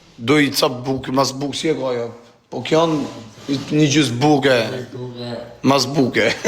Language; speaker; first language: Albanian; native; Albanian